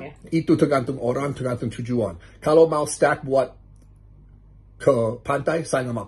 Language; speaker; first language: Indonesian; non-native, learner; English